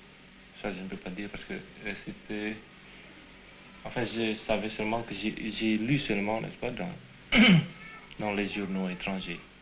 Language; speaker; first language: French; non-native, fluent; Indonesian